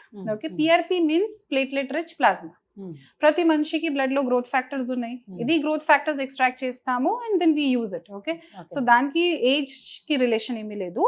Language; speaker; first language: Telugu; non-native, fluent; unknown